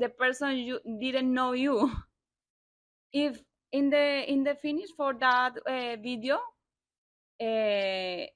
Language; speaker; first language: English; non-native, learner; Spanish